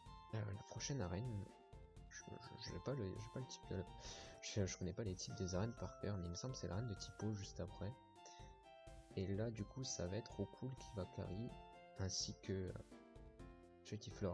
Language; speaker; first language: French; native; French